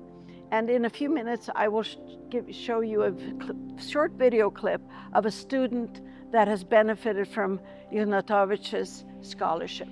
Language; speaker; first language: English; early bilingual, other home language; Ukrainian